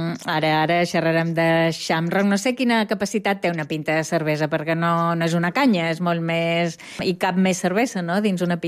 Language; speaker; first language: Catalan; native; Catalan